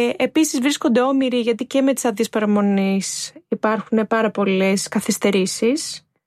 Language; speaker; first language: Greek; early bilingual, other home language; Albanian